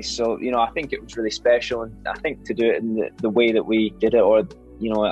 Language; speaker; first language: English; native; English